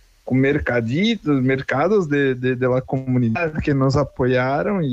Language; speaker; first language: Spanish; non-native, fluent; Portuguese